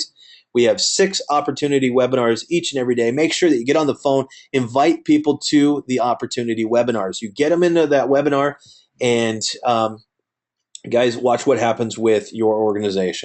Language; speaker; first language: English; native; English